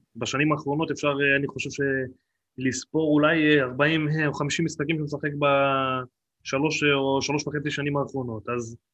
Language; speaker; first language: Hebrew; native; Hebrew